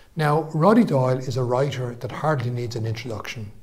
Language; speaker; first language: English; native; English